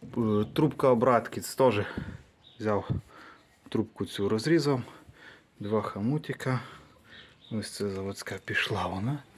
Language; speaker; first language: Ukrainian; native; Ukrainian